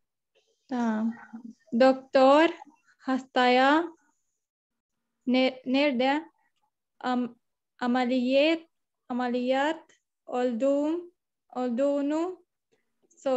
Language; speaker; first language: Turkish; non-native, learner; Arabic